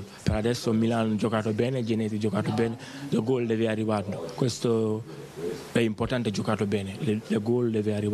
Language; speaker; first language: Italian; non-native, learner; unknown